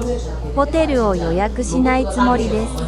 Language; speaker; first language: Japanese; non-native, learner; Korean